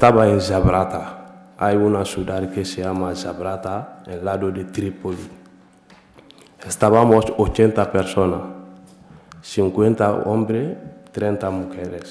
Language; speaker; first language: Spanish; non-native, learner; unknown